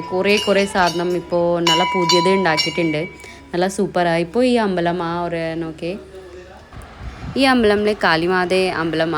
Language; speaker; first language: Malayalam; non-native, learner; Hindi